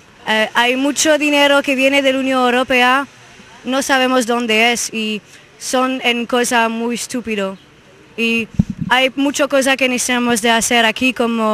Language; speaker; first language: Spanish; non-native, learner; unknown